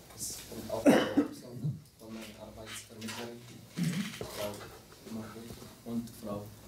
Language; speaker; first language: German; non-native, learner; Arabic